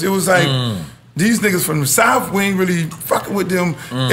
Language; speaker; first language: English; native; English